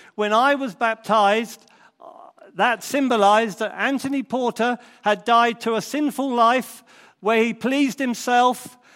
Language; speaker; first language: English; native; English